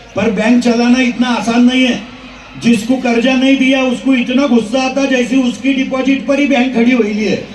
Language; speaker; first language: Hindi; non-native, local second language; Marathi